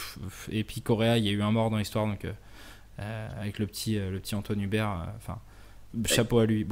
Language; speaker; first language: French; native; French